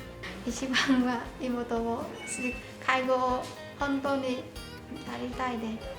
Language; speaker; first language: Japanese; non-native, learner; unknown